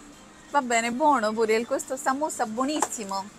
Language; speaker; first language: Italian; non-native, learner; Malayalam